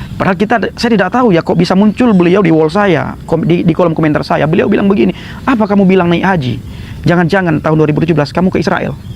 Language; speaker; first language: Indonesian; non-native, local second language; Achinese